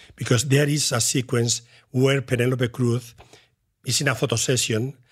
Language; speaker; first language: English; non-native, fluent; Spanish